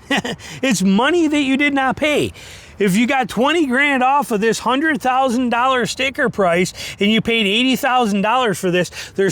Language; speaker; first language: English; native; English